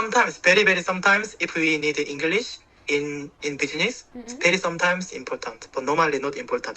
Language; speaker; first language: English; non-native, learner; Korean